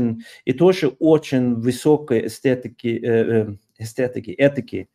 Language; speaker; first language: Russian; non-native, fluent; Norwegian